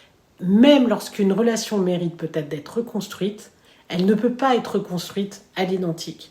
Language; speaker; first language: French; native; French